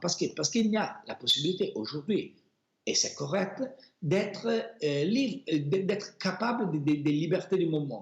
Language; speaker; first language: French; non-native, fluent; Italian